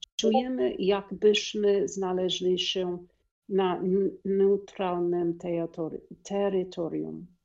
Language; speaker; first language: Polish; non-native, learner; English